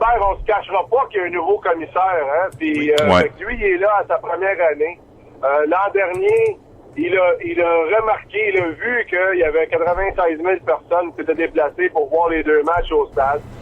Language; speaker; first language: French; native; French